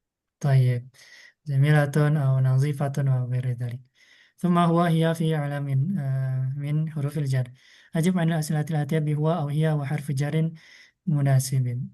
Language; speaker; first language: Arabic; non-native, fluent; Indonesian